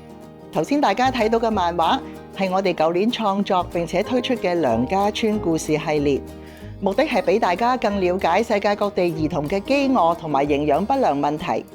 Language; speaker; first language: Cantonese; native; Cantonese